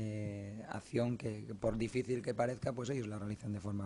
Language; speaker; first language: Spanish; native; Spanish